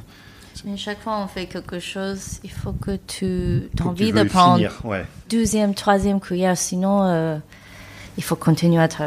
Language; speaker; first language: French; non-native, fluent; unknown